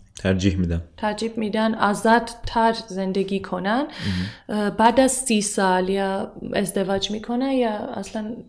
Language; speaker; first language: Persian; non-native, fluent; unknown